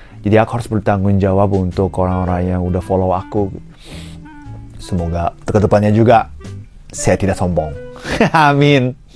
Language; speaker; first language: Indonesian; non-native, fluent; Japanese